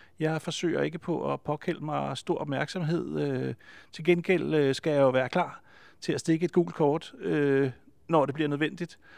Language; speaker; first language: Danish; native; Danish